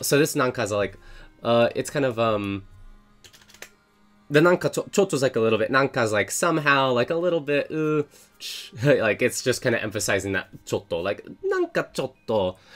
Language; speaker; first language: English; native; English